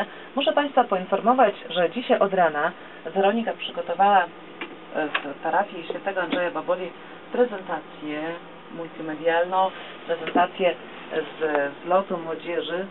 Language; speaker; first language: Polish; native; Polish